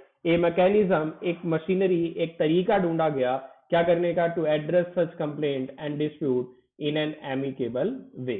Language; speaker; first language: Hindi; native; Hindi